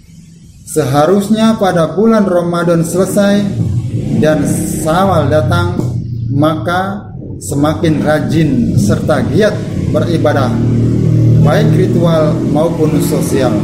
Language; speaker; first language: Indonesian; native; Indonesian